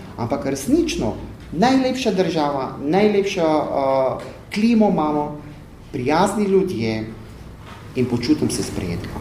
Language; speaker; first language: Slovenian; early bilingual, other home language; Arabic